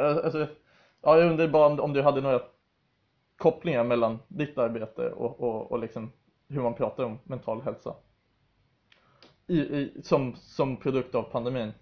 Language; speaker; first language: Swedish; native; Swedish